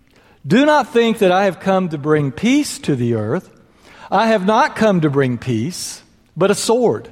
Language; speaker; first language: English; native; English